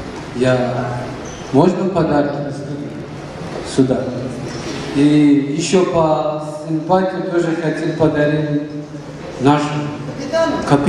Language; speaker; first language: Russian; non-native, learner; Persian